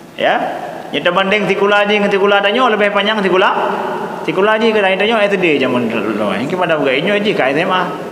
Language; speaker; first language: Malay; non-native, local second language; Achinese